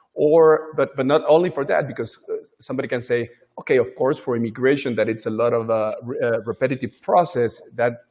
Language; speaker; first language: English; non-native, fluent; Spanish